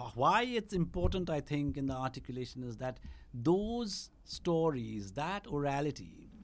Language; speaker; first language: English; non-native, local second language; Bangla